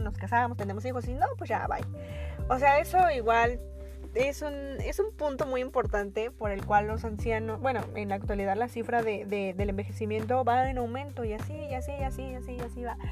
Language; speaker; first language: Spanish; native; Spanish